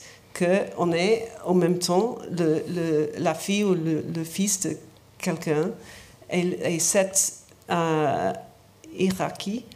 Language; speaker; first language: French; non-native, learner; English